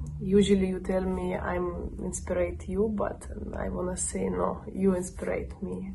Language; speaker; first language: English; non-native, learner; Russian